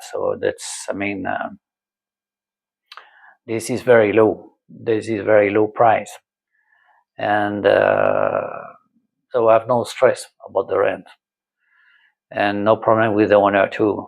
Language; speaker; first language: English; non-native, learner; French